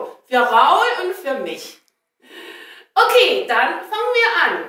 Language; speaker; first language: German; non-native, learner; Chinese